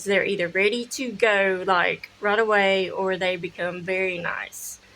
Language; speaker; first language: English; native; English